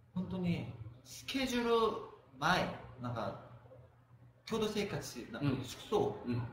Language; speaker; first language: Japanese; non-native, fluent; Korean